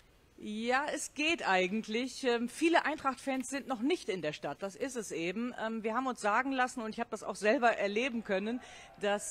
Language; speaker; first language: German; native; German